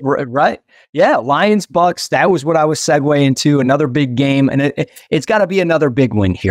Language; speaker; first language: English; native; English